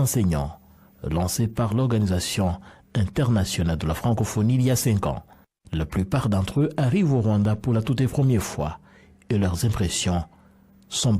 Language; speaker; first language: French; non-native, local second language; Kinyarwanda